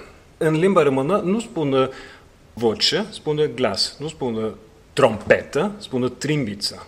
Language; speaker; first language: Romanian; non-native, fluent; Norwegian